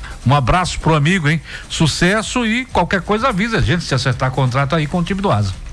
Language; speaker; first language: Portuguese; native; Portuguese